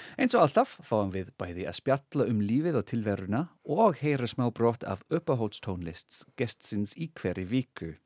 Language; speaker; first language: Icelandic; non-native, fluent; English